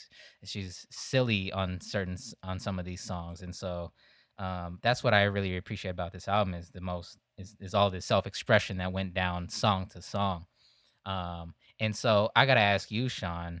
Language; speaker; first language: English; native; English